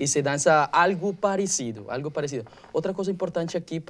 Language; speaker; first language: Portuguese; non-native, learner; Spanish